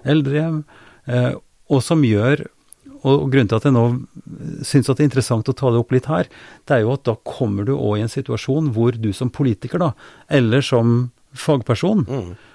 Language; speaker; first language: Norwegian; native; Norwegian